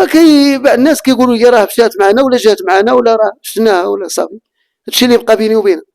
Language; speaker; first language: Arabic; native; Arabic